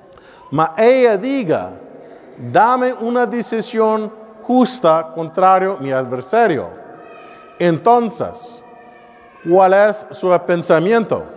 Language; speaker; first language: Spanish; non-native, learner; English